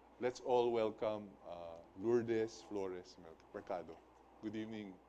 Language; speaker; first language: Filipino; native; Filipino